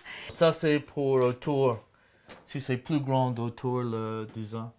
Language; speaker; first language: French; non-native, learner; English